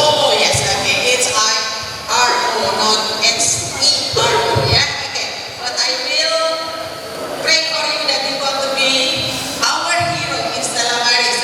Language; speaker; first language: English; non-native, fluent; Indonesian